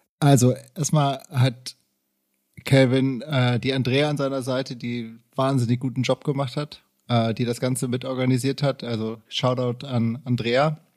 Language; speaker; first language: German; native; German